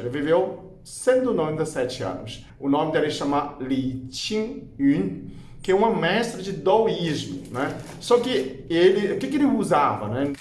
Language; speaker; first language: Portuguese; non-native, fluent; Chinese